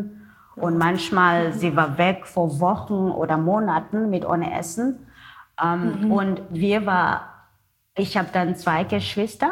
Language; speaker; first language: German; non-native, learner; Xhosa